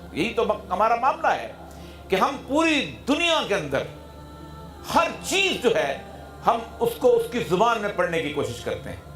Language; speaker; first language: Urdu; non-native, local second language; Punjabi